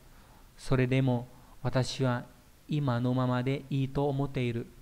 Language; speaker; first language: Japanese; non-native, fluent; Vietnamese